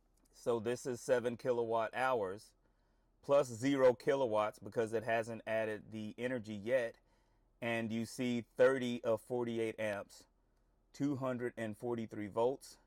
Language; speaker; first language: English; native; English